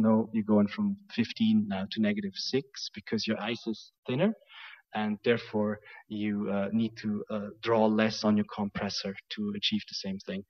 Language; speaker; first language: English; non-native, fluent; German